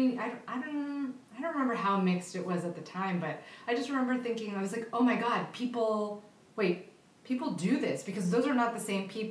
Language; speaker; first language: English; early bilingual, other home language; Filipino